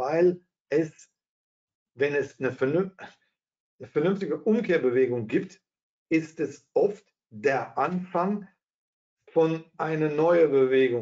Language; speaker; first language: German; non-native, fluent; Dutch